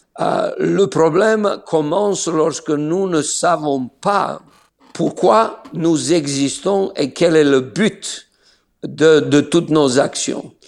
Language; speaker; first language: French; non-native, fluent; Slovenian